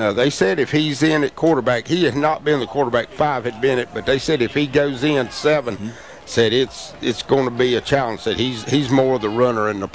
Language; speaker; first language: English; native; English